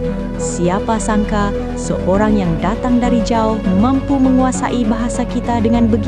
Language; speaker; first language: Malay; native; Malay